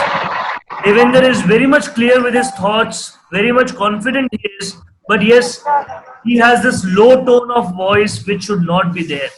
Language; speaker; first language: English; non-native, local second language; Hindi